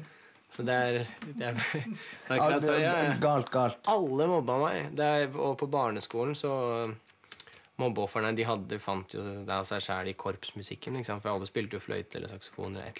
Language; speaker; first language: Norwegian; early bilingual, other home language; Russian